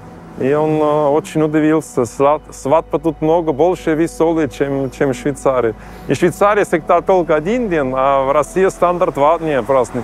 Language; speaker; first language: Russian; non-native, learner; German